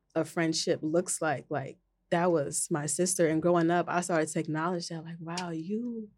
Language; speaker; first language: English; native; English